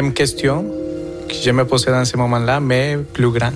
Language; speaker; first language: French; non-native, fluent; Spanish